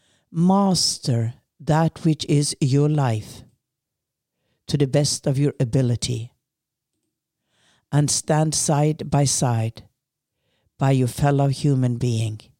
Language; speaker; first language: English; non-native, fluent; Norwegian